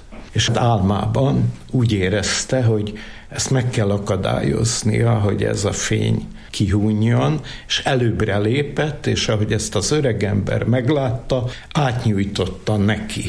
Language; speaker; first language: Hungarian; native; Hungarian